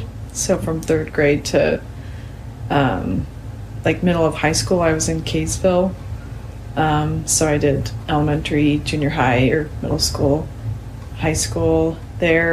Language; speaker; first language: English; native; English